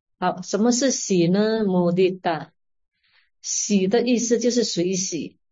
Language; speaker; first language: Chinese; native; Chinese